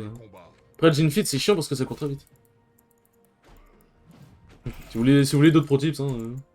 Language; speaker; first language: French; native; French